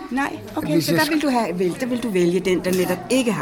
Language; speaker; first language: Danish; native; Danish